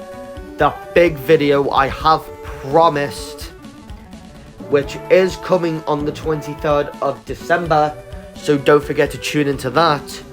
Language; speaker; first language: English; native; English